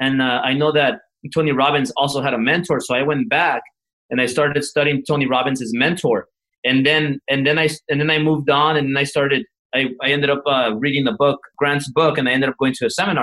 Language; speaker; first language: English; early bilingual, other home language; Spanish